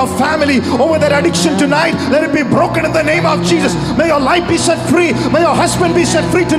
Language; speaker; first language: English; non-native, local second language; Malayalam